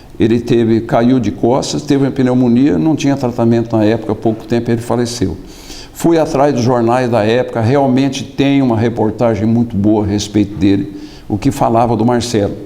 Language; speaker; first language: Portuguese; native; Portuguese